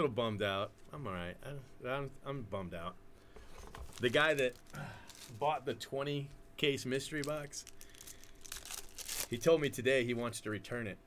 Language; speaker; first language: English; native; English